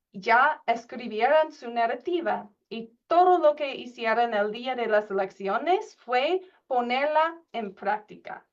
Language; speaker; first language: Spanish; non-native, learner; English